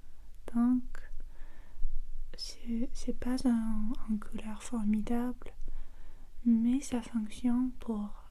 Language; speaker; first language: French; non-native, learner; English